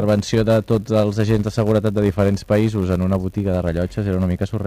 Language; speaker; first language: Catalan; native; Catalan